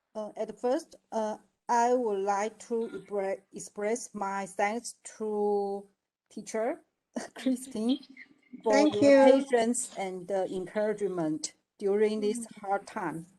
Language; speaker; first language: English; non-native, learner; Chinese